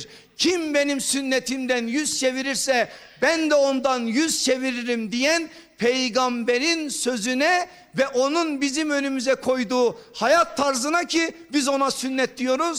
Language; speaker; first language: Turkish; native; Turkish